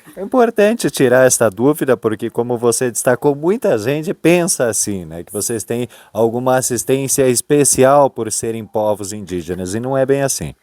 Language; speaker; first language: Portuguese; native; Portuguese